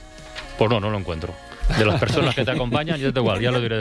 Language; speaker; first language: Spanish; native; Spanish